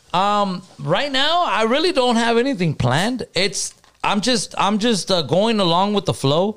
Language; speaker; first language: English; early bilingual, other home language; Spanish